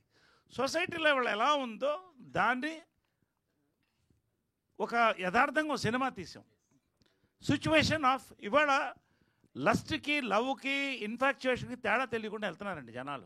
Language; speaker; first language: Telugu; native; Telugu